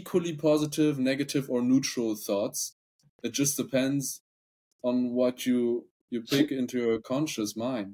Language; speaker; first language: English; non-native, fluent; German